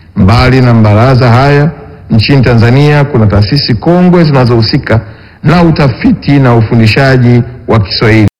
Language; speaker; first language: Swahili; native; Swahili